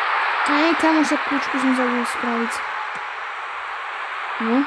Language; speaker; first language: Slovak; native; Slovak